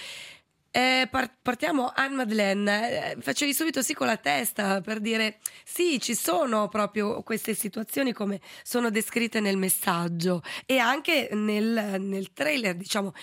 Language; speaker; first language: Italian; native; Italian